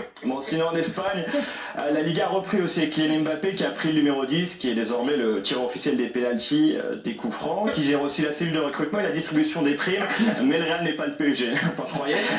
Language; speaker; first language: French; native; French